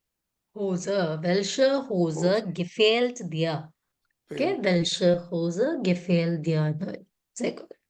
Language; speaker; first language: German; non-native, fluent; Malayalam